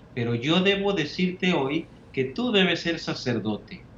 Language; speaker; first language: Spanish; native; Spanish